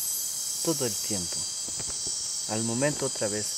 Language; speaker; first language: Spanish; non-native, local second language; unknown